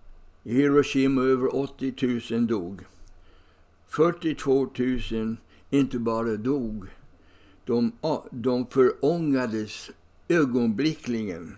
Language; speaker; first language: Swedish; non-native, fluent; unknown